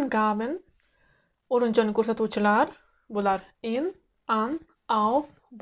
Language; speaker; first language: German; non-native, fluent; Uzbek